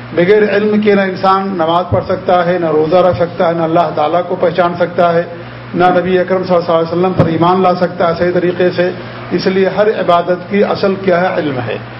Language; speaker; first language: Urdu; native; Urdu